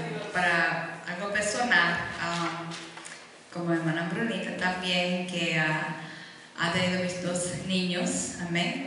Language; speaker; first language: Spanish; early bilingual, heritage; Spanish